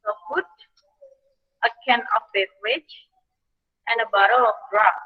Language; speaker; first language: English; non-native, fluent; Indonesian